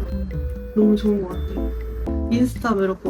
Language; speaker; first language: Korean; non-native, fluent; Japanese